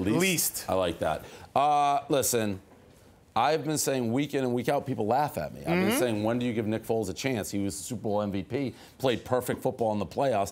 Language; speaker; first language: English; native; English